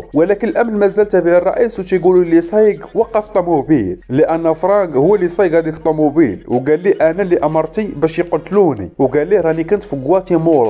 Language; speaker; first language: Arabic; native; Arabic